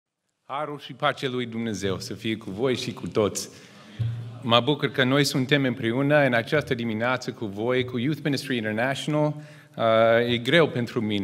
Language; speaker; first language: Romanian; non-native, learner; English